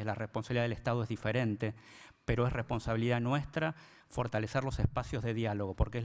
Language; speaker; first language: Spanish; native; Spanish